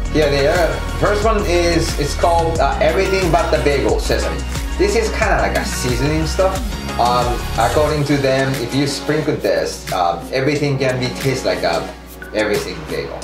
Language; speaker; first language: English; non-native, fluent; Japanese